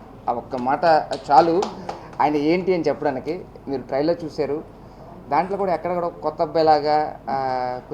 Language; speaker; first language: Telugu; native; Telugu